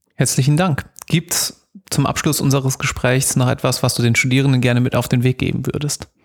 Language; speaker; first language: German; native; German